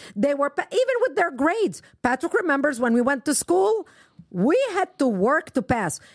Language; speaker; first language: English; non-native, fluent; Arabic